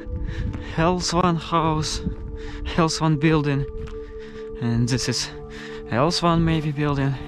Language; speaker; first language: English; non-native, learner; Russian